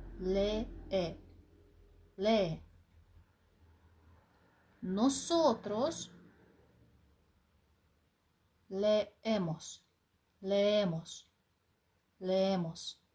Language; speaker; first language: Spanish; non-native, fluent; Ukrainian